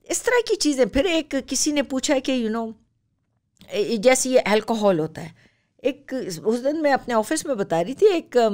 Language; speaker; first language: Urdu; non-native, local second language; Pashto